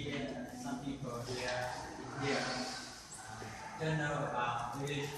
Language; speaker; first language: English; non-native, learner; Vietnamese